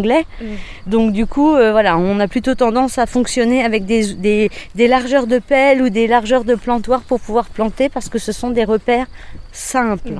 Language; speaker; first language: French; native; French